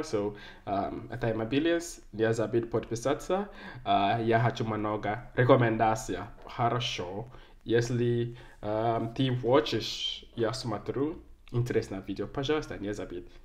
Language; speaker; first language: Russian; non-native, learner; English